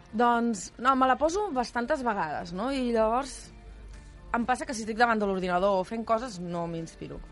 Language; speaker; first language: Catalan; native; Catalan